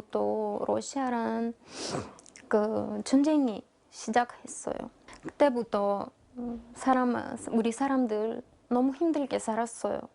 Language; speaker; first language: Korean; non-native, learner; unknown